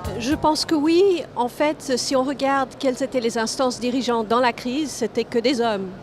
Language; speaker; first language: French; non-native, fluent; English